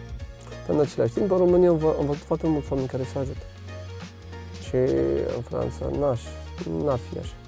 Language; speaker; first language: Romanian; non-native, fluent; French